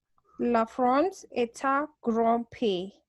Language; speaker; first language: French; non-native, learner; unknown